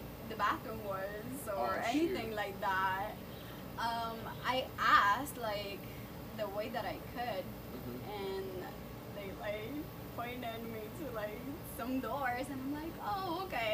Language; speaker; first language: English; non-native, fluent; Spanish